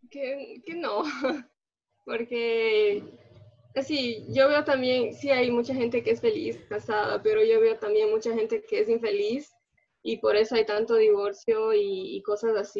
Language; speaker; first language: Spanish; early bilingual, other home language; Portuguese